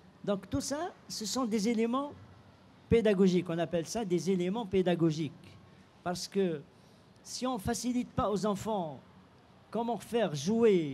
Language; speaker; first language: French; non-native, local second language; Arabic